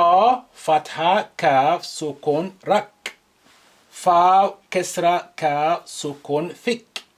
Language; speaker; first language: Arabic; non-native, fluent; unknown